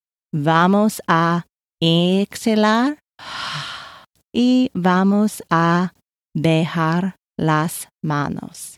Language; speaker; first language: Spanish; non-native, learner; English